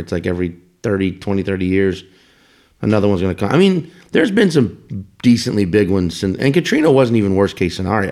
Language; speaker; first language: English; native; English